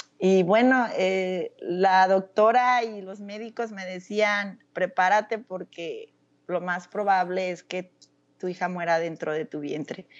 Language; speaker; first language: Spanish; native; Spanish